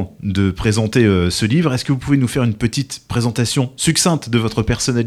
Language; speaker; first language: French; native; French